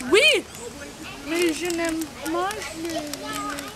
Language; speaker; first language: French; non-native, learner; English